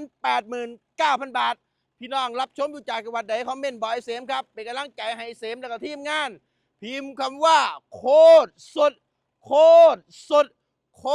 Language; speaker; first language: Thai; non-native, local second language; Northeastern Thai